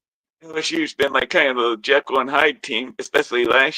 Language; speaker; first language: English; native; English